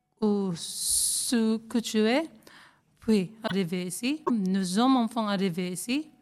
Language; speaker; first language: French; non-native, learner; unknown